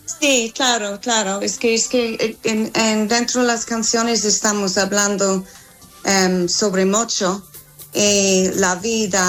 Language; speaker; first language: Spanish; non-native, learner; English